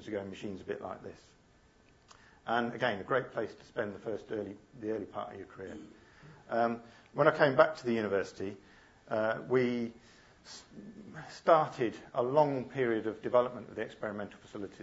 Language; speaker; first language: English; native; English